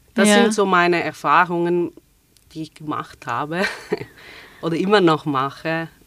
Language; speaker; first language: German; native; German